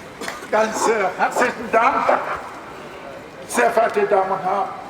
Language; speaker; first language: German; non-native, learner; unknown